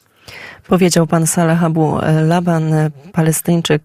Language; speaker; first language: Polish; native; Polish